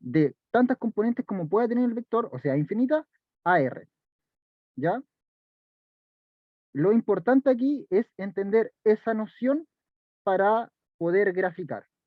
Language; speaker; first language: Spanish; native; Spanish